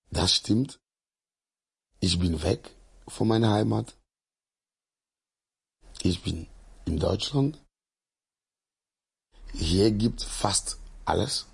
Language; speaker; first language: German; non-native, learner; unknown